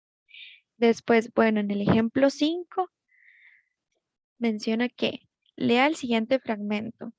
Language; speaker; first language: Spanish; native; Spanish